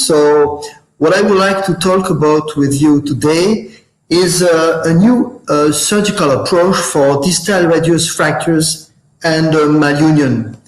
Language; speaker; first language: English; non-native, fluent; French